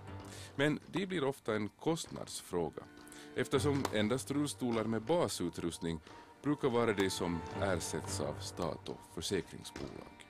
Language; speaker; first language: Swedish; native; Swedish